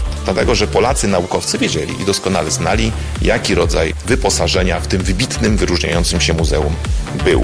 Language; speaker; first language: Polish; native; Polish